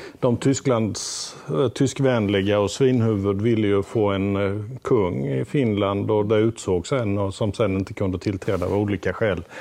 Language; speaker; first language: Swedish; native; Swedish